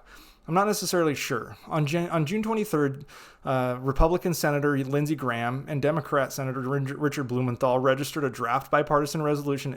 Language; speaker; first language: English; native; English